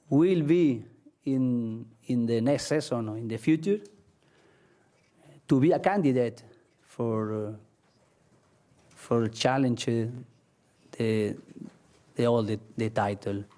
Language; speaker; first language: English; non-native, learner; Spanish